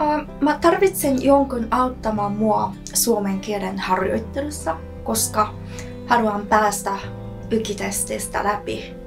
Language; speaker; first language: Finnish; non-native, learner; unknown